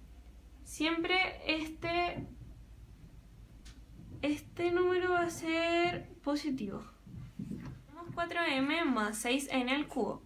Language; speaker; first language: Spanish; native; Spanish